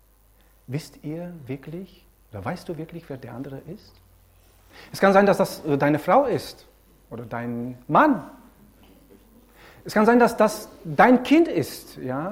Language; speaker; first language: German; non-native, fluent; Romanian